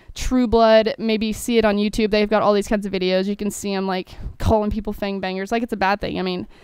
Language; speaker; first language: English; native; English